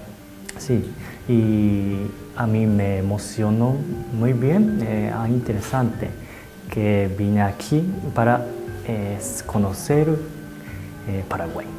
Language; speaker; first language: Spanish; non-native, learner; Japanese